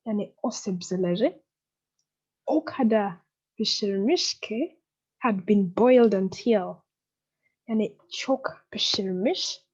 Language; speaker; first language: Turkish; non-native, fluent; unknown